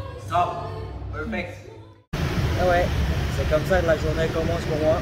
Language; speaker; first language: French; early bilingual, other home language; Vietnamese